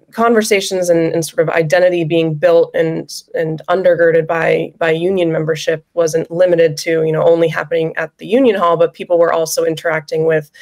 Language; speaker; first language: English; native; English